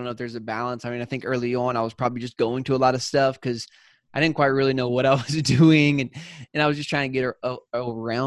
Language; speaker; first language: English; native; English